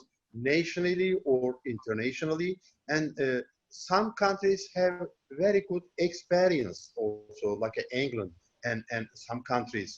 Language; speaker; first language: English; non-native, learner; Turkish